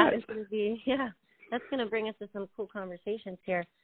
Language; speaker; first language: English; native; English